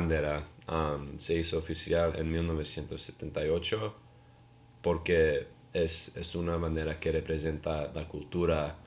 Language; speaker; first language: Spanish; non-native, learner; English